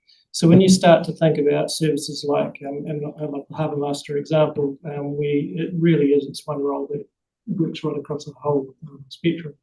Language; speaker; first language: English; native; English